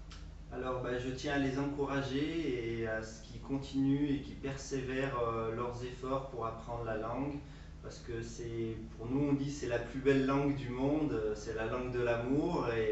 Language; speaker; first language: French; native; French